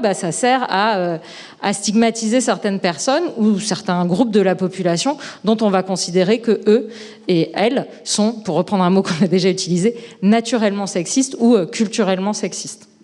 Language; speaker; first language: French; native; French